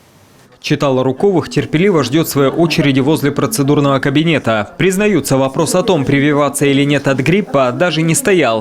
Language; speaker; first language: Russian; native; Russian